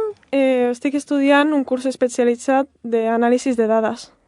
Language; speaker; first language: Catalan; non-native, local second language; Spanish